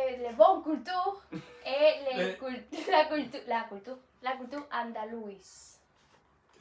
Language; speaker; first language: French; non-native, learner; Spanish